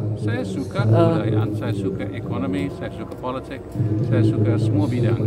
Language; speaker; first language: Indonesian; non-native, fluent; English